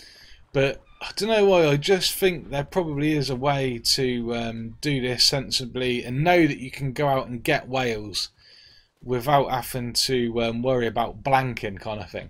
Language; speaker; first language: English; native; English